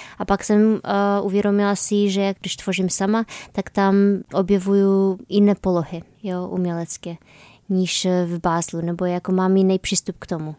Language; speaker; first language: Czech; non-native, fluent; Polish